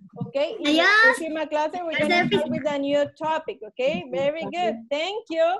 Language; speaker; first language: English; non-native, learner; Spanish